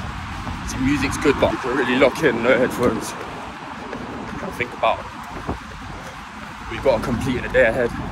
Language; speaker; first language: English; native; English